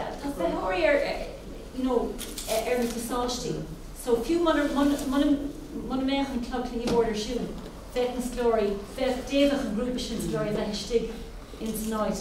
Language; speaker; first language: Irish; non-native, local second language; English